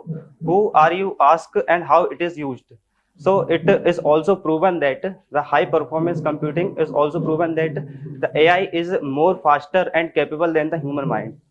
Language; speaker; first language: English; non-native, learner; Hindi